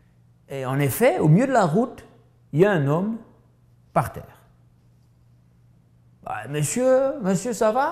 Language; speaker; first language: French; native; French